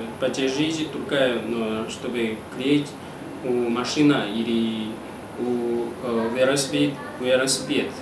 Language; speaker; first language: Russian; non-native, learner; Chinese